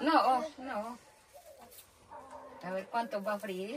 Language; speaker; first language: Spanish; native; Spanish